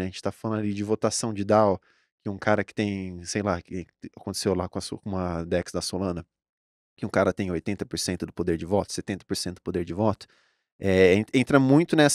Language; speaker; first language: Portuguese; native; Portuguese